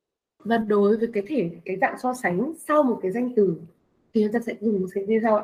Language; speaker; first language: Vietnamese; native; Vietnamese